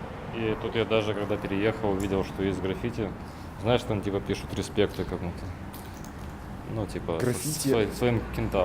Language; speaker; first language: Russian; native; Russian